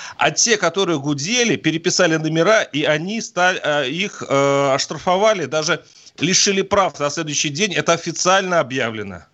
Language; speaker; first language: Russian; native; Russian